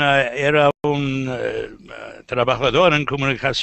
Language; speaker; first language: Spanish; non-native, learner; English